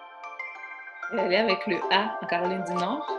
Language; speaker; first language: French; early bilingual, other home language; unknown